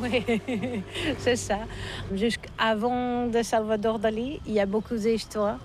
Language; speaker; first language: French; non-native, learner; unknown